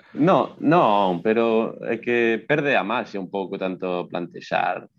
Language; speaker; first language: Galician; non-native, local second language; Spanish